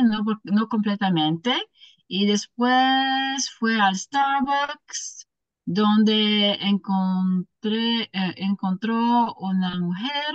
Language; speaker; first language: Spanish; non-native, learner; English